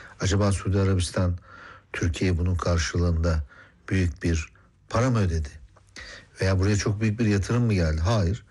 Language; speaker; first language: Turkish; native; Turkish